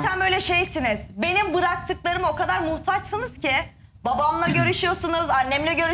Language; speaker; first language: Turkish; native; Turkish